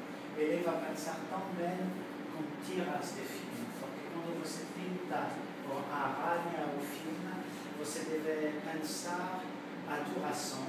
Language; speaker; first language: Portuguese; non-native, fluent; French